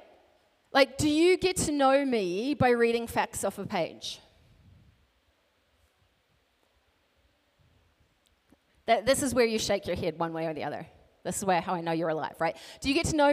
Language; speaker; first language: English; native; English